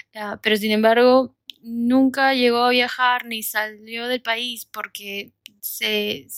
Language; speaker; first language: Spanish; native; Spanish